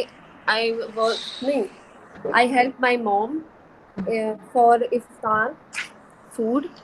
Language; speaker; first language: English; non-native, learner; Hindi